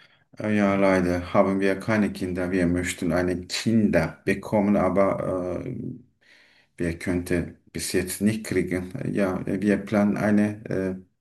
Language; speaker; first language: German; non-native, learner; Turkish